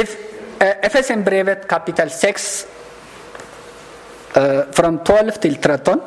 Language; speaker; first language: Swedish; non-native, learner; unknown